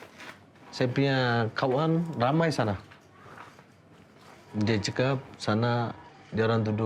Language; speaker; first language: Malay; non-native, learner; Rohingya